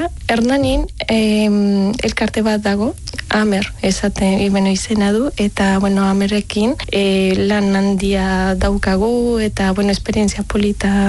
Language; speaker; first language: Basque; non-native, learner; Spanish